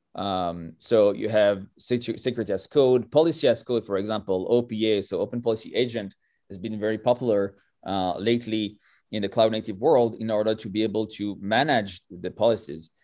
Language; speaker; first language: English; non-native, fluent; French